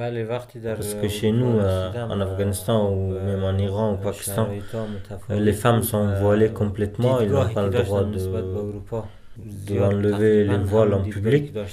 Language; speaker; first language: French; non-native, fluent; Persian